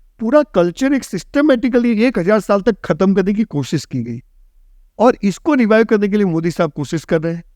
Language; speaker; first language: Hindi; non-native, local second language; Gujarati